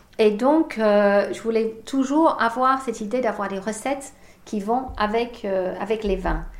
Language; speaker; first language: French; non-native, fluent; English